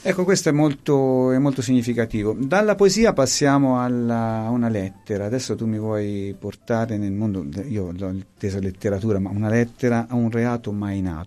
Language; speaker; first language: Italian; native; Italian